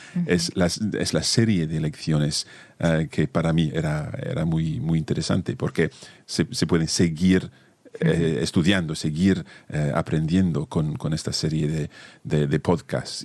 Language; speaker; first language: Spanish; non-native, fluent; English